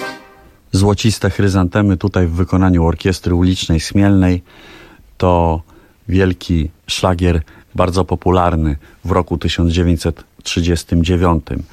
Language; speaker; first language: Polish; native; Polish